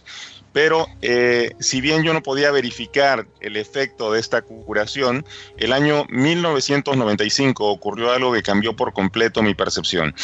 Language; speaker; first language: Spanish; native; Spanish